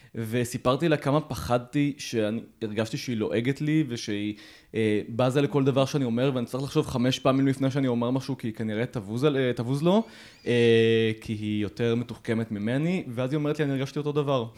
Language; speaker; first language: Hebrew; native; Hebrew